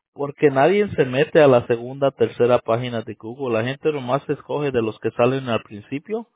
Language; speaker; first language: Spanish; early bilingual, heritage; Spanish